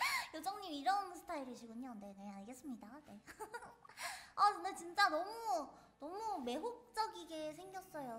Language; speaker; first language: Korean; native; Korean